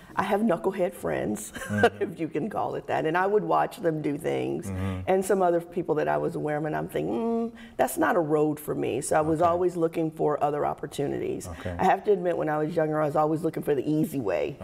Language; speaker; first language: English; native; English